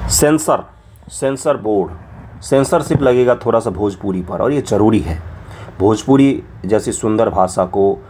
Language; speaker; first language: Hindi; non-native, local second language; Maithili